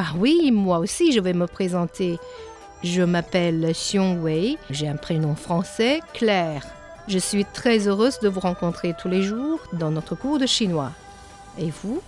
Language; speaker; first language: French; non-native, fluent; Chinese